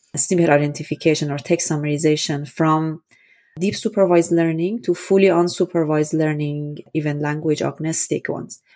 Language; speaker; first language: English; non-native, fluent; Persian